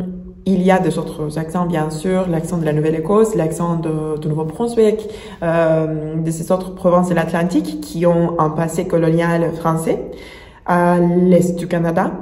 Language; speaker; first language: French; non-native, fluent; Spanish